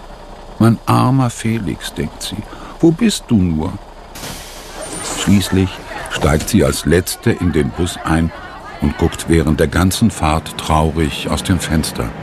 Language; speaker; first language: German; native; German